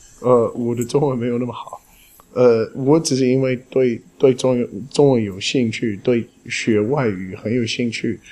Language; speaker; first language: Chinese; non-native, fluent; English